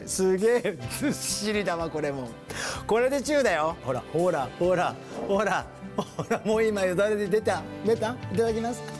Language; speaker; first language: Japanese; native; Japanese